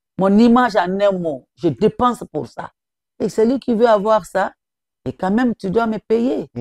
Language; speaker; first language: French; non-native, local second language; Mandingo